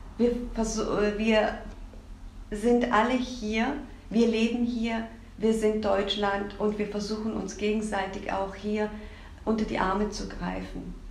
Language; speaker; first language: German; early bilingual, other home language; Turkish